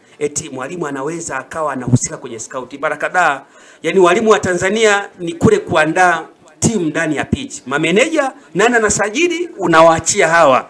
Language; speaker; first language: Swahili; native; Swahili